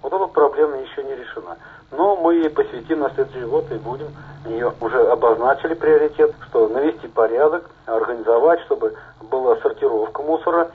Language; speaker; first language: Russian; native; Russian